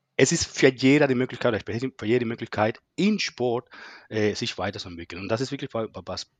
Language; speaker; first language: German; non-native, fluent; Spanish